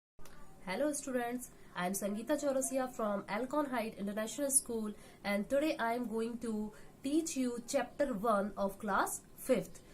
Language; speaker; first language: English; non-native, local second language; Hindi